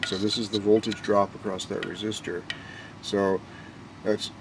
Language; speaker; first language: English; native; English